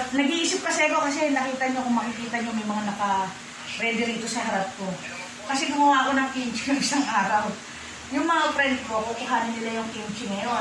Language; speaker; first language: Filipino; native; Filipino